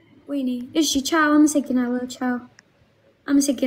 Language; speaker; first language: Amharic; non-native, learner; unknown